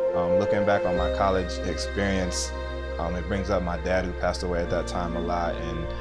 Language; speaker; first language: English; native; English